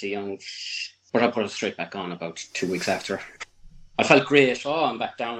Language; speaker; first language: English; native; English